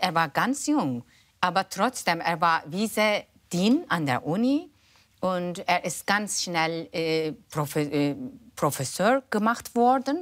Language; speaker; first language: German; non-native, fluent; Turkish